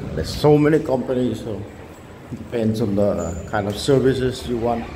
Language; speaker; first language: English; non-native, fluent; Vietnamese